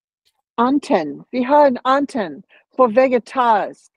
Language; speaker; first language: Danish; non-native, learner; English